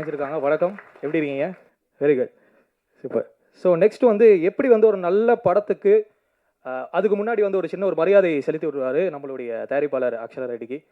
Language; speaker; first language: Tamil; native; Tamil